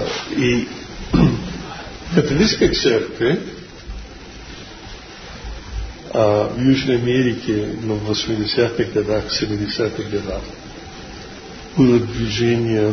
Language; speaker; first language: Russian; non-native, fluent; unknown